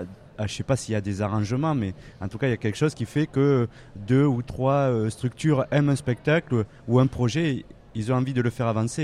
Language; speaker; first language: French; native; French